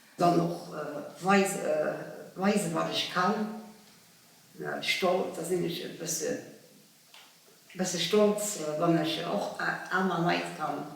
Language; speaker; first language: German; non-native, local second language; Luxembourgish